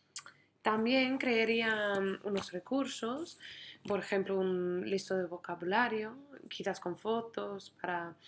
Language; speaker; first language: Spanish; non-native, fluent; English